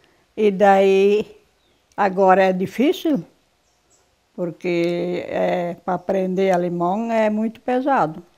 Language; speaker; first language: Portuguese; non-native, local second language; German